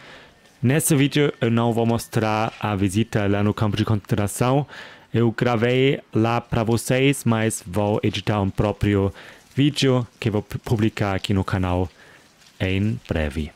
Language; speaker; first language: Portuguese; non-native, fluent; German